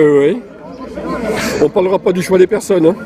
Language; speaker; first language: French; native; French